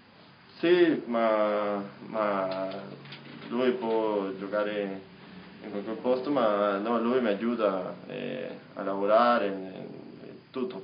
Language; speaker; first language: Italian; non-native, learner; Spanish